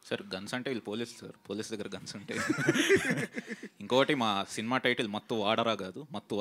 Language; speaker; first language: Telugu; native; Telugu